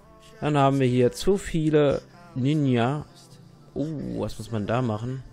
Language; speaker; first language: German; native; German